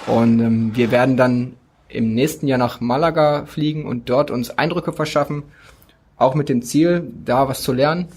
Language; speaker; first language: German; native; German